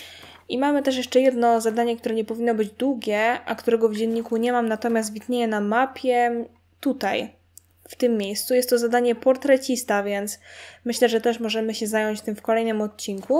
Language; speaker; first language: Polish; native; Polish